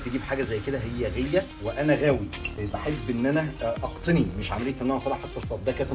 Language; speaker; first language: Arabic; native; Arabic